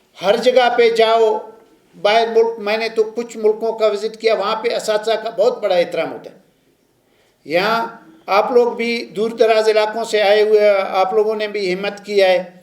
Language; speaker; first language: Urdu; non-native, local second language; Baluchi